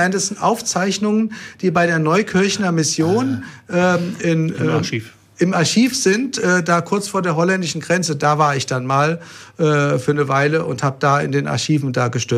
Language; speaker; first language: German; native; German